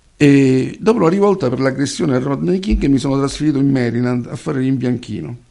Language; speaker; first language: Italian; native; Italian